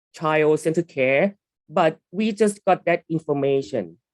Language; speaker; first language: English; non-native, learner; Thai